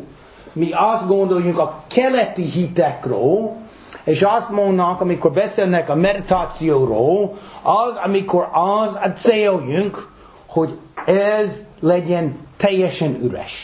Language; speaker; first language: Hungarian; non-native, fluent; English